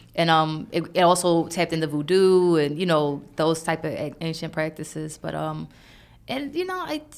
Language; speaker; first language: English; native; English